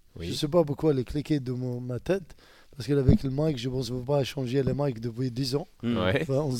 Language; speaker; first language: French; non-native, learner; Arabic